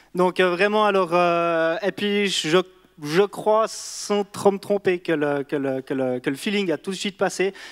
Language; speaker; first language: French; native; French